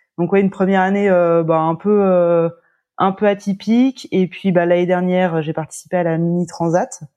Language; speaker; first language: French; native; French